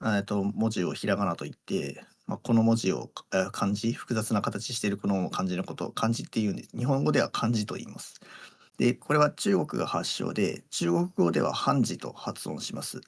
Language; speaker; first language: Japanese; native; Japanese